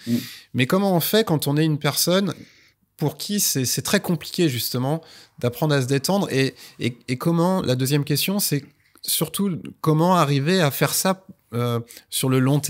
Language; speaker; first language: French; native; French